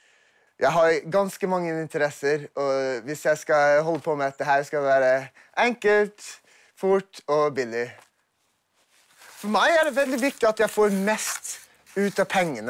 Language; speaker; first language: Norwegian; early bilingual, heritage; English